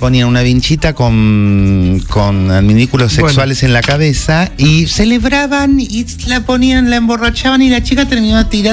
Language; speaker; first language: Spanish; native; Spanish